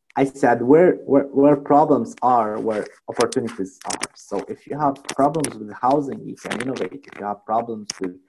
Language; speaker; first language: English; non-native, fluent; Arabic